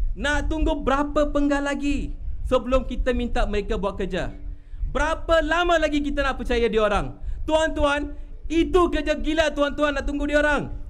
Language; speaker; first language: Malay; non-native, local second language; Tamil